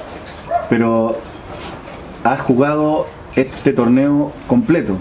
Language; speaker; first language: Spanish; native; Spanish